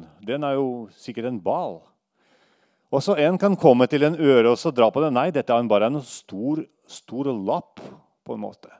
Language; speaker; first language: Norwegian; non-native, fluent; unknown